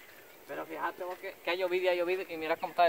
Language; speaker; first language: Spanish; native; Spanish